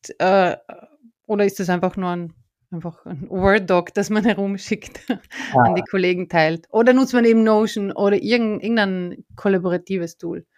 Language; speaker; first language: German; native; German